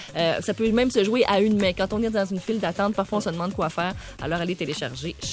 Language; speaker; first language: French; native; French